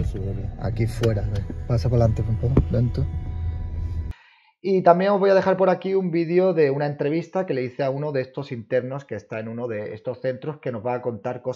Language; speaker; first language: Spanish; native; Spanish